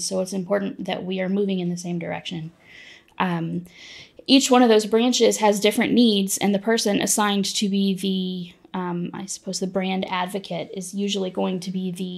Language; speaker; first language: English; native; English